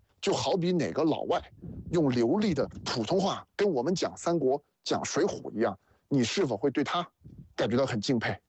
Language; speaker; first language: Chinese; native; Chinese